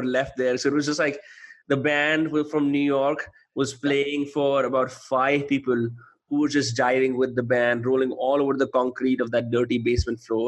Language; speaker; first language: English; non-native, local second language; Hindi